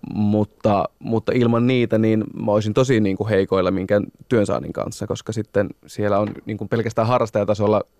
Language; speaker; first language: Finnish; native; Finnish